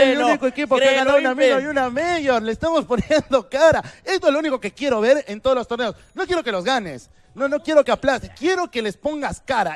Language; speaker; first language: Spanish; native; Spanish